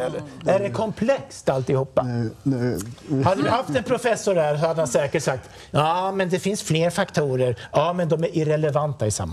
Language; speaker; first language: Swedish; native; Swedish